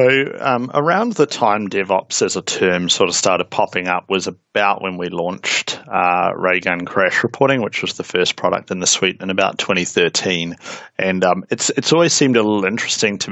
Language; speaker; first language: English; native; English